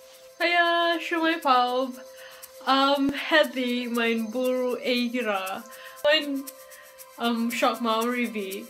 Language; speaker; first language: Welsh; non-native, learner; Malay